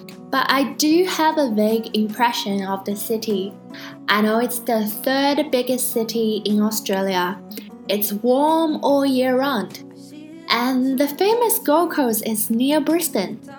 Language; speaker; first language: English; non-native, fluent; Chinese